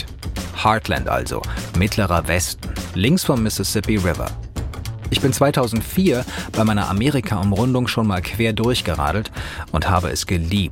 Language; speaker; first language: German; native; German